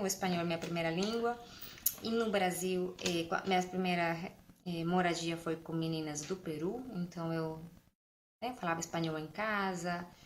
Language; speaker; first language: Portuguese; non-native, fluent; Spanish